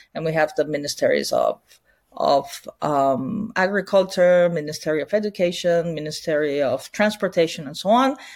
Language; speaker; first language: English; non-native, fluent; Spanish